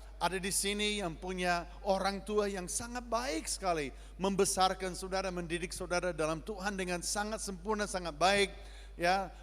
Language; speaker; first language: Indonesian; non-native, fluent; English